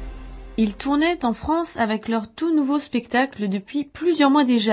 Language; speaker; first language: French; native; French